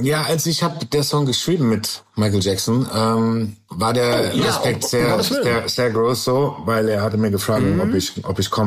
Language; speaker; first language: German; non-native, learner; English